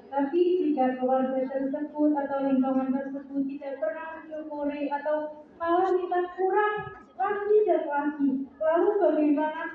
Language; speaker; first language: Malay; non-native, local second language; Javanese